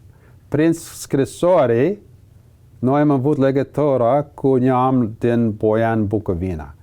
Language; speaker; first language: Romanian; early bilingual, heritage; English